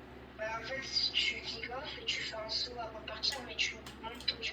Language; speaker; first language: French; native; French